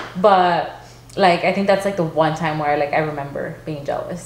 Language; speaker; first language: English; early bilingual, other home language; Spanish